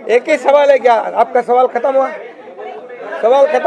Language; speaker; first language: Hindi; non-native, local second language; Marathi